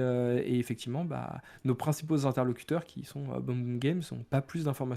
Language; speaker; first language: French; native; French